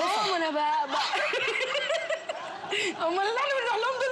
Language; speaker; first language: Arabic; native; Arabic